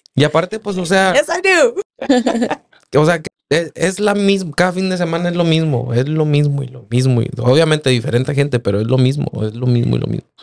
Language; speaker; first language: Spanish; native; Spanish